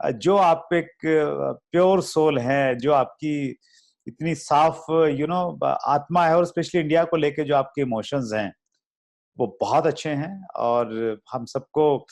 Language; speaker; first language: Hindi; native; Hindi